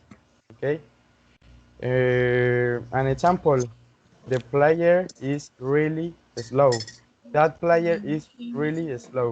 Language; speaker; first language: English; non-native, learner; Spanish